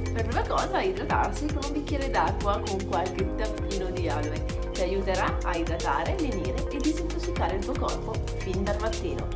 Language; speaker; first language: Italian; native; Italian